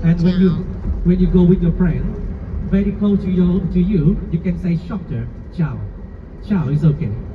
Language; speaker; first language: English; non-native, fluent; Vietnamese